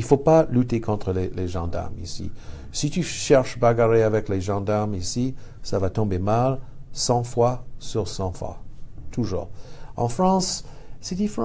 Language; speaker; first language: French; non-native, fluent; English